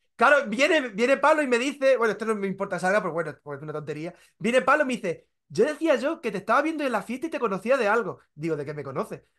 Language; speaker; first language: Spanish; native; Spanish